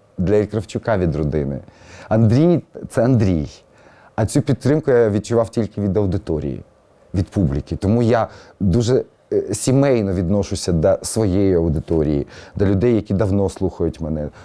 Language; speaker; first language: Ukrainian; early bilingual, other home language; Russian